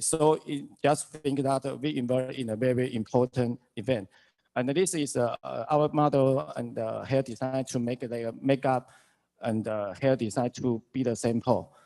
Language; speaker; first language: English; non-native, learner; Chinese